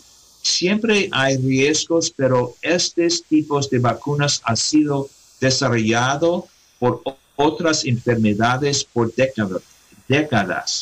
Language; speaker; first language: Spanish; non-native, learner; English